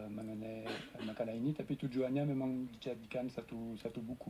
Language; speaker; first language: Indonesian; non-native, fluent; French